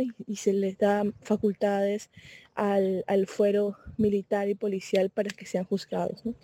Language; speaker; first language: Spanish; native; Spanish